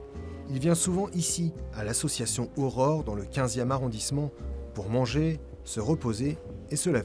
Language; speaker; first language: French; native; French